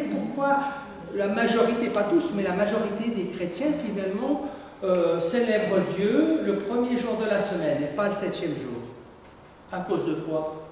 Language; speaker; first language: French; native; French